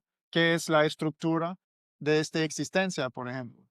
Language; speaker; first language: Spanish; non-native, learner; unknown